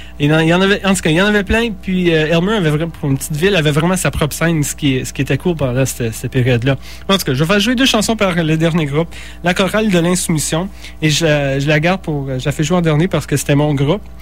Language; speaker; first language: French; native; French